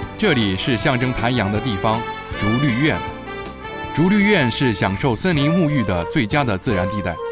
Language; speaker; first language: Chinese; native; Chinese